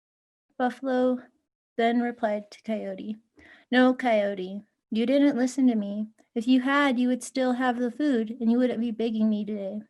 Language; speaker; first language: English; native; English